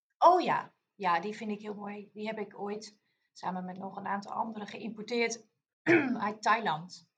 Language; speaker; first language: Dutch; native; Dutch